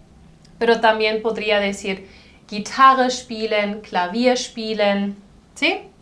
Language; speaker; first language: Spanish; non-native, fluent; German